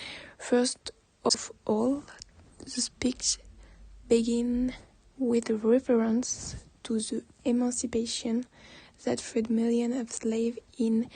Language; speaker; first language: English; non-native, learner; French